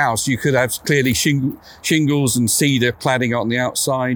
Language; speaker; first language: English; native; English